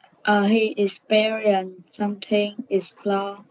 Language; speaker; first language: English; non-native, learner; Vietnamese